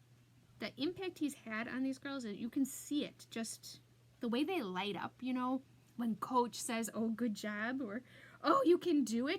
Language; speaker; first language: English; native; English